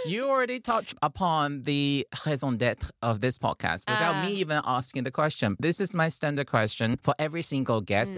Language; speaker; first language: English; non-native, fluent; Chinese